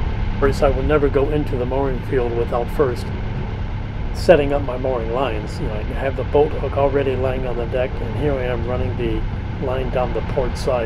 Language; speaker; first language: English; native; English